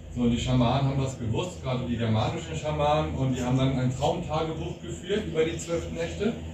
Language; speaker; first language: German; native; German